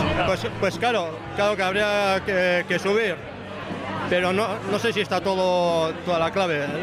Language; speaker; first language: Spanish; native; Spanish